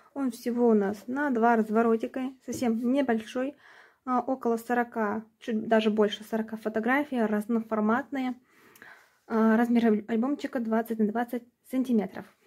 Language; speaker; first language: Russian; native; Russian